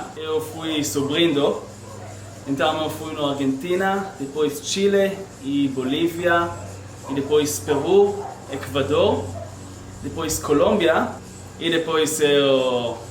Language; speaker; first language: Portuguese; non-native, learner; Hebrew